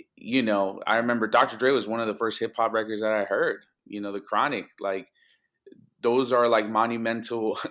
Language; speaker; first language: English; early bilingual, other home language; Spanish